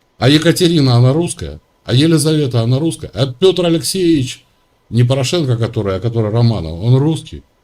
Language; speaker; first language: Russian; native; Russian